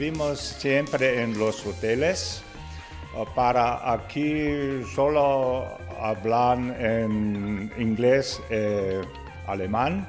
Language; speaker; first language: Spanish; non-native, learner; German